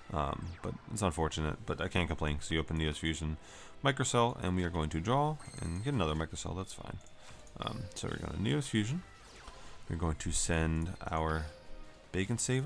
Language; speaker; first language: English; native; English